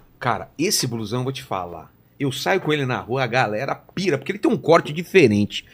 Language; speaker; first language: Portuguese; native; Portuguese